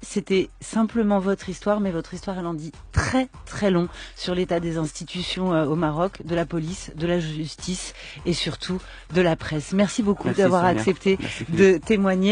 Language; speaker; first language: French; native; French